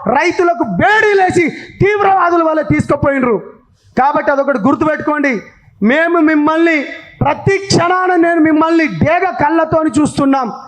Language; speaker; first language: Telugu; non-native, local second language; Lambadi